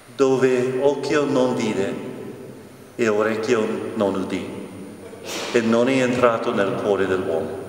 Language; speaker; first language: Italian; non-native, fluent; English